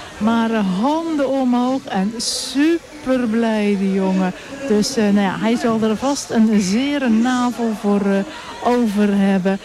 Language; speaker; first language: Dutch; native; Dutch